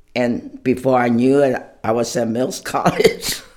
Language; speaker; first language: English; non-native, fluent; Chinese